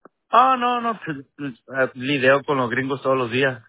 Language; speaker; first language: Spanish; native; Spanish